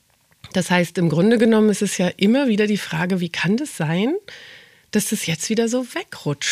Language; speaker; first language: German; native; German